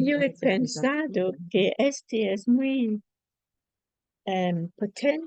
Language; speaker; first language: Spanish; non-native, fluent; English